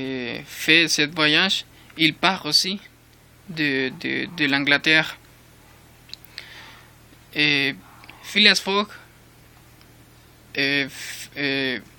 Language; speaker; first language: French; non-native, learner; Spanish